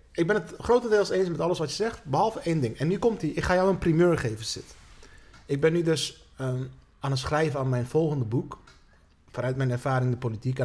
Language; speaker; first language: Dutch; early bilingual, other home language; Turkish